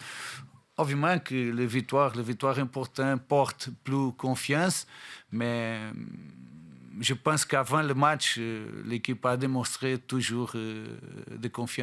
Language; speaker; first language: French; non-native, fluent; Portuguese